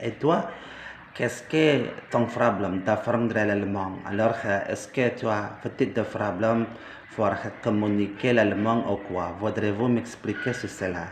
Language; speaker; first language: French; non-native, learner; Indonesian